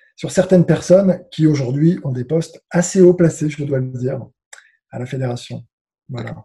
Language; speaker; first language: French; native; French